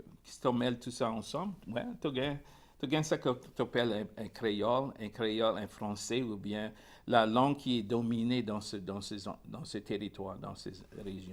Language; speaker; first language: French; non-native, local second language; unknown